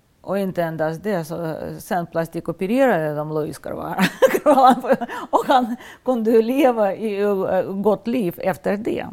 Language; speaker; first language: Swedish; non-native, fluent; Russian